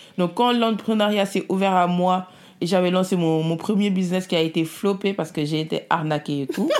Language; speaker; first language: French; non-native, local second language; Wolof